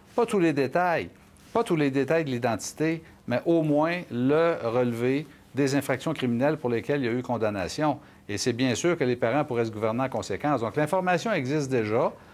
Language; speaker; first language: French; native; French